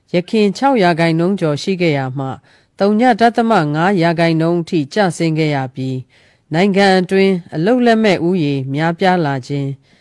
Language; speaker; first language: Burmese; native; Burmese